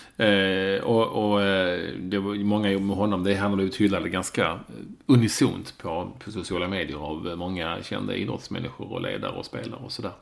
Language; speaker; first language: Swedish; native; Swedish